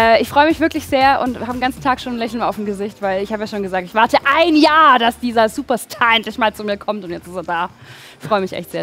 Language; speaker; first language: German; native; German